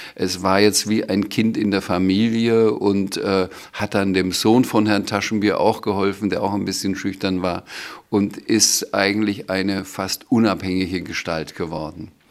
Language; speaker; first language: German; native; German